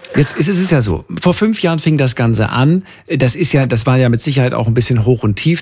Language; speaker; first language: German; native; German